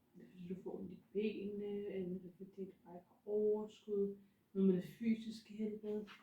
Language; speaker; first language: Danish; native; Danish